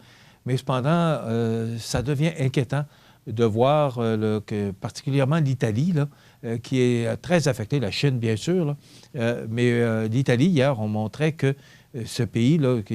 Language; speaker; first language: French; native; French